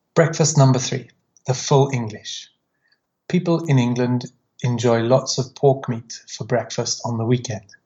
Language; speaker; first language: English; native; English